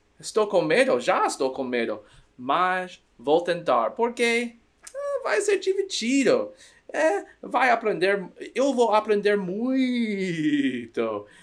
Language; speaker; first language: Portuguese; non-native, learner; Dutch